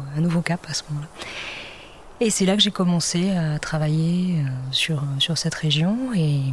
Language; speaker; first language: French; native; French